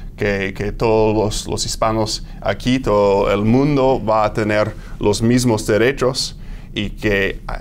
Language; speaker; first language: Spanish; non-native, fluent; English